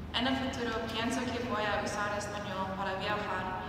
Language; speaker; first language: Spanish; non-native, fluent; English